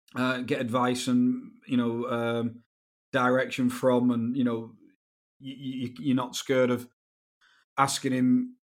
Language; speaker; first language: English; native; English